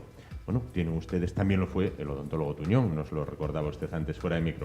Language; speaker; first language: Spanish; native; Spanish